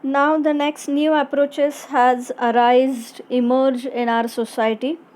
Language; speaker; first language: English; non-native, local second language; Marathi